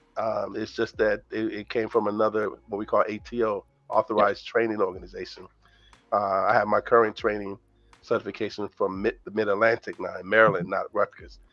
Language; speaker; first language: English; native; English